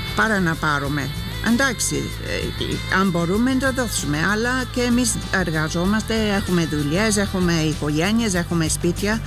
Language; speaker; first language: Greek; non-native, fluent; English